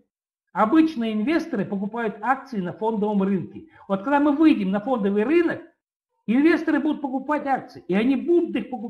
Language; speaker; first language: Russian; native; Russian